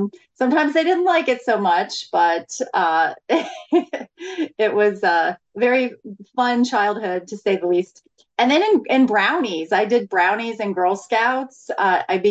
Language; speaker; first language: English; native; English